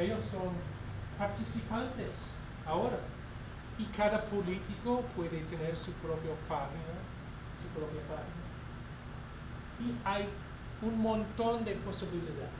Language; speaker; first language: Spanish; non-native, fluent; English